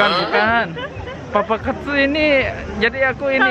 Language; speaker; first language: Indonesian; native; Indonesian